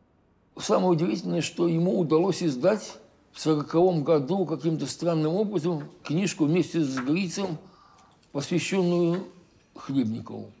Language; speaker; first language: Russian; native; Russian